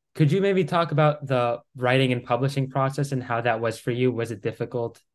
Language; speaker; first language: English; non-native, fluent; Greek